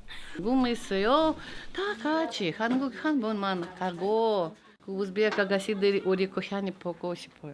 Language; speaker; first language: Korean; early bilingual, heritage; Korean